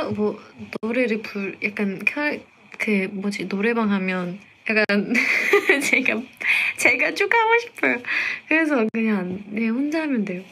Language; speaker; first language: Korean; non-native, fluent; English